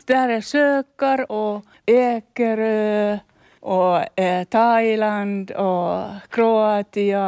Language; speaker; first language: Swedish; non-native, local second language; Finnish